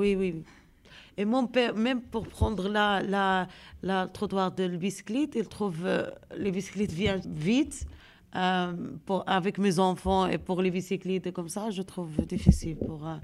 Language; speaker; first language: French; non-native, learner; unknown